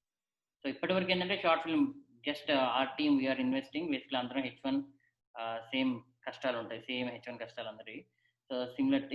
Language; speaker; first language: Telugu; native; Telugu